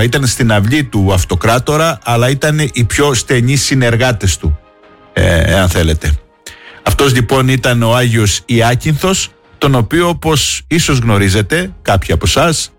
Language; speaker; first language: Greek; native; Greek